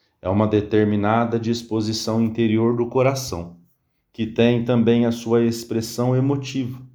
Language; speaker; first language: Portuguese; native; Portuguese